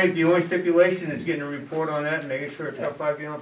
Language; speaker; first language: English; native; English